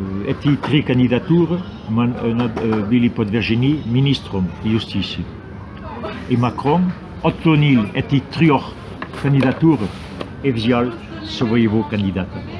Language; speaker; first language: Russian; non-native, fluent; French